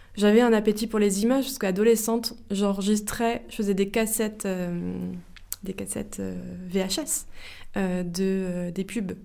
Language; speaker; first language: French; native; French